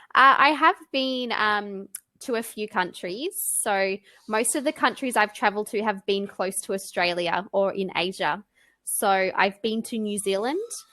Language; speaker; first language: English; native; English